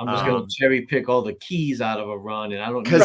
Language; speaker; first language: English; native; English